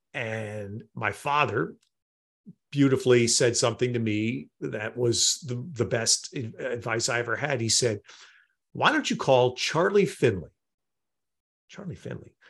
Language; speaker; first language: English; native; English